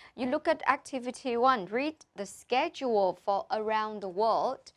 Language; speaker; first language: English; non-native, fluent; Vietnamese